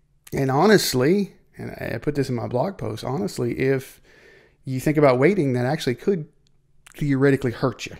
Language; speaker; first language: English; native; English